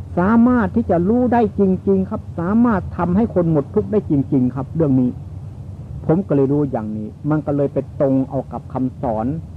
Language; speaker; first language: Thai; non-native, local second language; Northeastern Thai